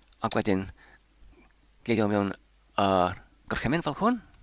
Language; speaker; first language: Welsh; non-native, learner; Polish